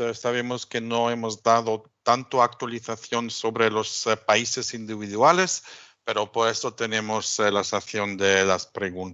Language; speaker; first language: Spanish; non-native, fluent; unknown